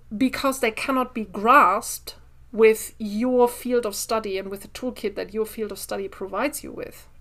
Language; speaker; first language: English; non-native, fluent; German